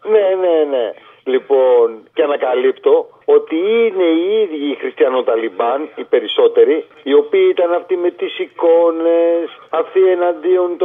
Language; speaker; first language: Greek; native; Greek